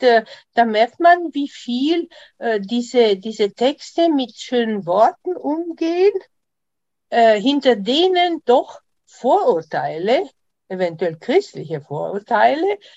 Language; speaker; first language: German; non-native, fluent; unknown